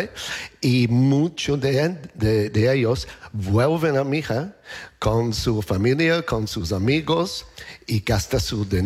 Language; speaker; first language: Spanish; non-native, learner; English